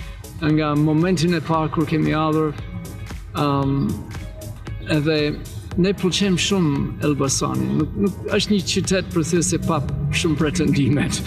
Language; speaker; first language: Albanian; non-native, learner; English